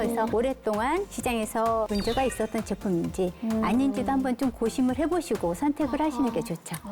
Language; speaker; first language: Korean; native; Korean